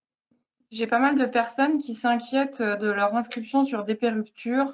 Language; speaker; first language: French; native; French